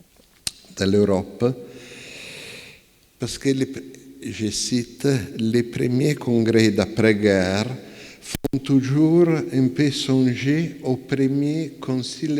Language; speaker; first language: French; non-native, fluent; Italian